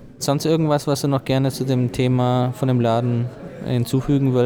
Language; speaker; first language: German; native; German